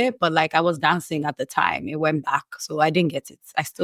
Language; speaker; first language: English; native; English